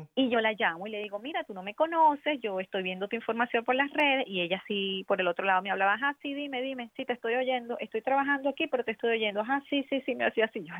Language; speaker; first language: Spanish; native; Spanish